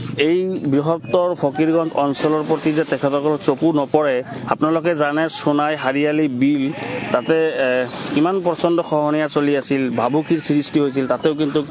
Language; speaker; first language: Assamese; non-native, local second language; Bangla